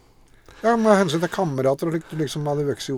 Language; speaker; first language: Norwegian; native; Norwegian